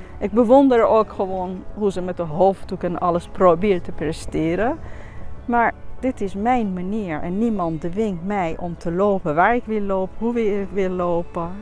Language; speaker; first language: Dutch; non-native, fluent; Persian